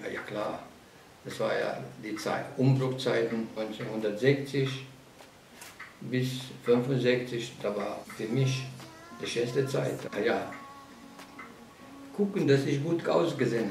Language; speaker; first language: German; non-native, fluent; Slovenian